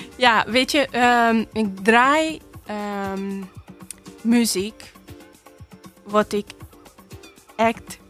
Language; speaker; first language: Dutch; non-native, learner; Hungarian